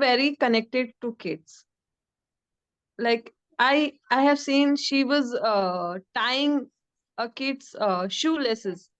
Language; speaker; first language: English; non-native, learner; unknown